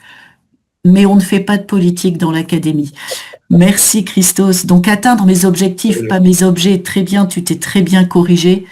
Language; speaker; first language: French; native; French